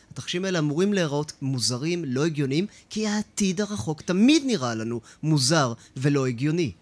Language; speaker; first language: Hebrew; native; Hebrew